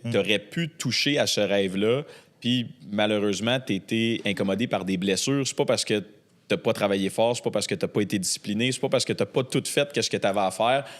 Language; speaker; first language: French; native; French